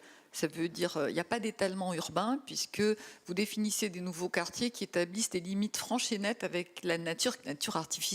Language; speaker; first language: French; native; French